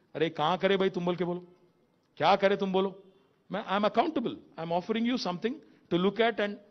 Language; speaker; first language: Hindi; non-native, local second language; Telugu